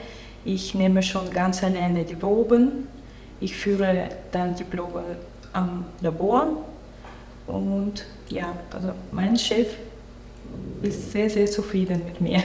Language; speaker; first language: German; non-native, local second language; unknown